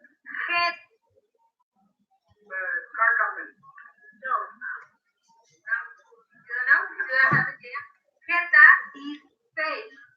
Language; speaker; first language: English; non-native, learner; Spanish